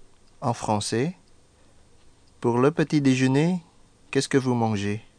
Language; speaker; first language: French; non-native, fluent; Indonesian